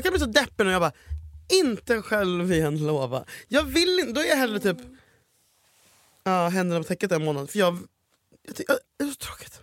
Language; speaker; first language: Swedish; native; Swedish